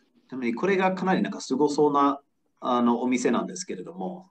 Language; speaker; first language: Japanese; non-native, fluent; English